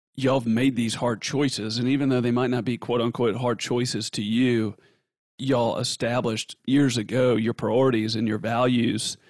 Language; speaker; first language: English; native; English